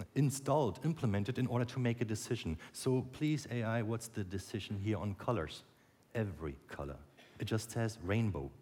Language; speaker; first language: English; non-native, fluent; German